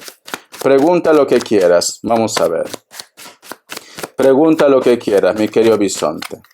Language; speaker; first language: Spanish; native; Spanish